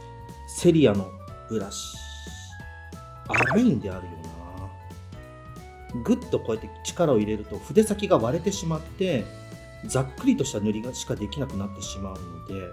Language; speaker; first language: Japanese; native; Japanese